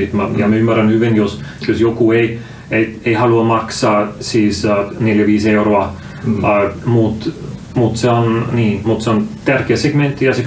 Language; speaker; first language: Finnish; non-native, fluent; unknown